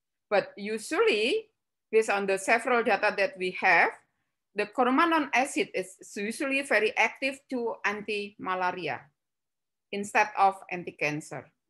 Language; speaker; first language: English; non-native, fluent; Javanese